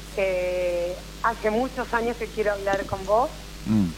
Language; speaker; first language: Spanish; native; Spanish